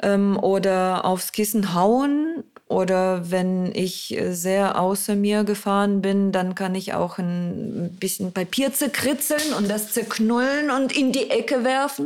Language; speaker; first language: German; non-native, fluent; Russian